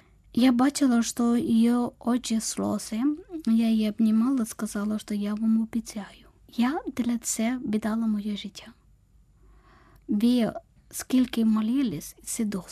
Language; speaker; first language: Ukrainian; non-native, learner; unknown